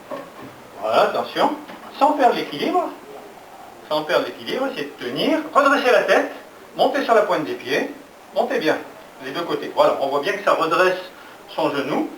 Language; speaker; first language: French; native; French